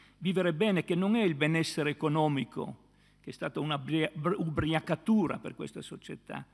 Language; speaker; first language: Italian; native; Italian